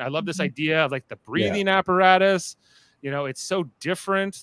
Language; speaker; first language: English; native; English